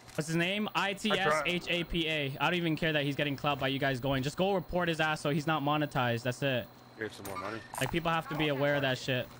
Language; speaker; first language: English; native; English